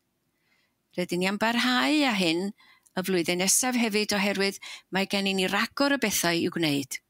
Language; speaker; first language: Welsh; native; Welsh